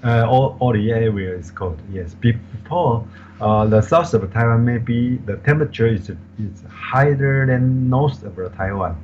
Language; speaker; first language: English; non-native, learner; Chinese